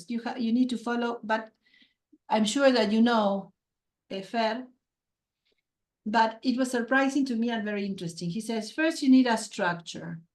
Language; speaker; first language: English; non-native, fluent; Spanish